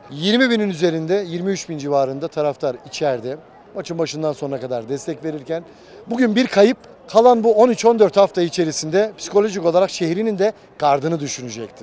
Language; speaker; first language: Turkish; native; Turkish